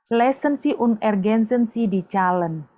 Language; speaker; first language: German; non-native, fluent; Indonesian